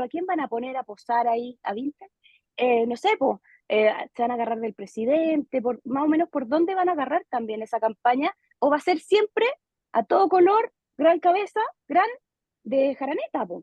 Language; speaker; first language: Spanish; native; Spanish